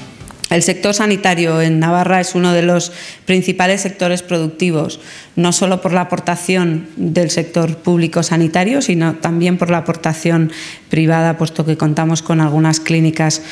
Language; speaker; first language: Spanish; native; Spanish